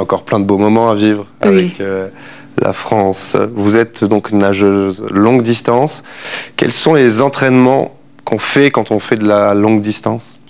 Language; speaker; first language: French; native; French